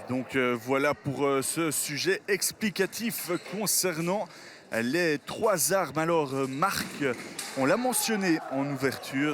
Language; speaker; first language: French; native; French